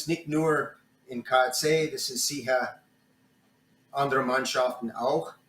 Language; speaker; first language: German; non-native, learner; English